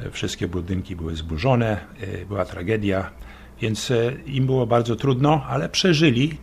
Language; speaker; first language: Polish; early bilingual, other home language; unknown